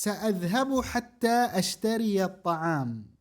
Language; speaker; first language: Arabic; non-native, fluent; Indonesian